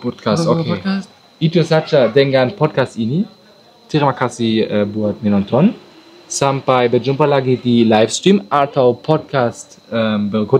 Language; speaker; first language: Indonesian; non-native, learner; German